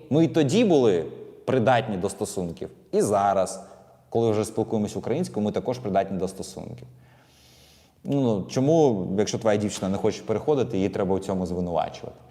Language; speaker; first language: Ukrainian; non-native, local second language; Russian